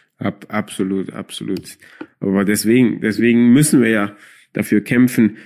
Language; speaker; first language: German; early bilingual, other home language; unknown